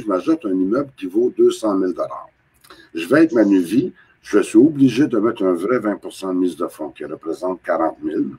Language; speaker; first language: French; native; French